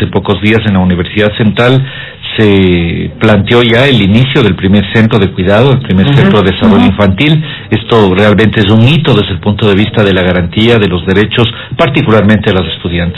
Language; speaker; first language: Spanish; native; Spanish